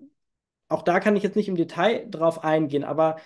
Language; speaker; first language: German; native; German